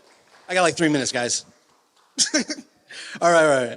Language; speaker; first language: English; native; English